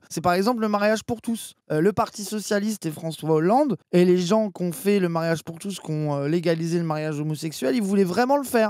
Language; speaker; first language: French; native; French